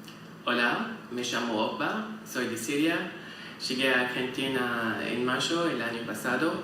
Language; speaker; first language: Spanish; non-native, learner; Arabic